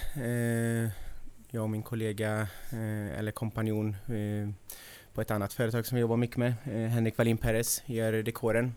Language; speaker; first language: Swedish; native; Swedish